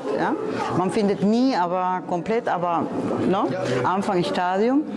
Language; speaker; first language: German; non-native, fluent; Spanish